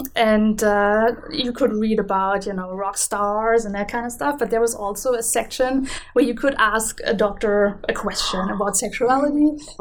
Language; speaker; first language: English; non-native, fluent; German